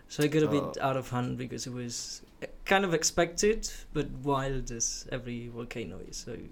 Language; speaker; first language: English; non-native, fluent; Spanish